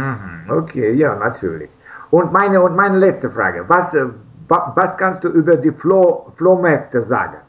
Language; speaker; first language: German; non-native, learner; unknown